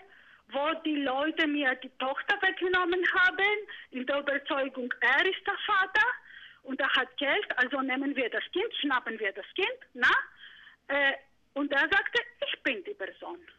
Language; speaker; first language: German; non-native, fluent; Greek